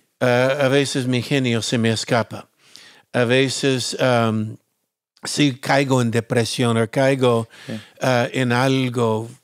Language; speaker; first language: Spanish; non-native, fluent; English